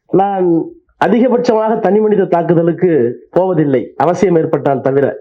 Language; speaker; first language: Tamil; native; Tamil